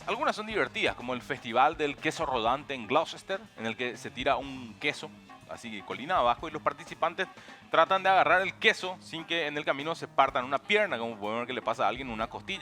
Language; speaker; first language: Spanish; native; Spanish